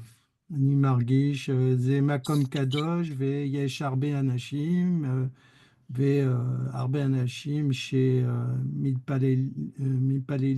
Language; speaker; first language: Hebrew; non-native, learner; French